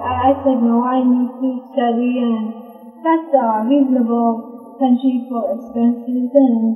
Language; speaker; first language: English; non-native, fluent; Persian